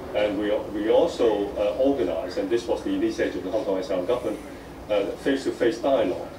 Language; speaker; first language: English; non-native, local second language; Cantonese